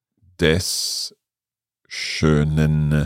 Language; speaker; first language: German; non-native, learner; English